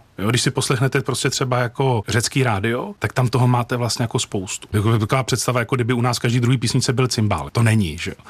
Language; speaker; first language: Czech; early bilingual, other home language; Greek